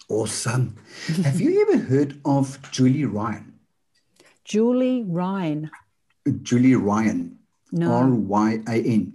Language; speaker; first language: English; non-native, local second language; Afrikaans